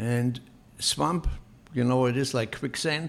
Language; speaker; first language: English; non-native, fluent; Polish